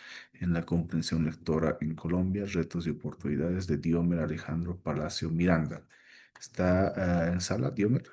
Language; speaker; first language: Spanish; native; Spanish